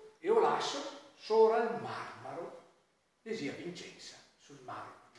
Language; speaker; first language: Italian; native; Italian